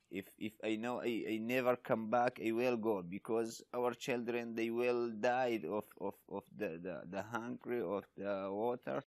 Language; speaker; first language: English; non-native, learner; Arabic